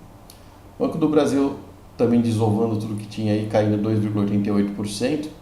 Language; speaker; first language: Portuguese; native; Portuguese